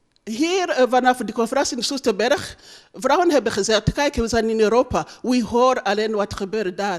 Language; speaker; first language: Dutch; non-native, learner; Rundi